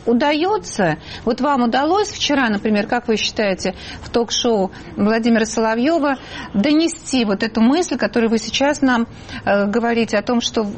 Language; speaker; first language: Russian; native; Russian